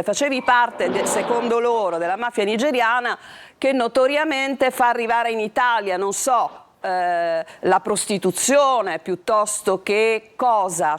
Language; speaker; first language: Italian; native; Italian